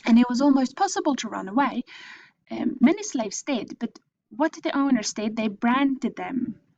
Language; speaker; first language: English; non-native, fluent; Norwegian